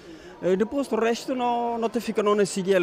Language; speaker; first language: Portuguese; non-native, local second language; Upper Guinea Crioulo